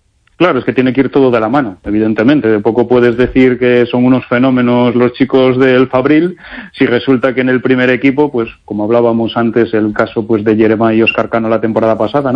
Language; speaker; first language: Spanish; native; Spanish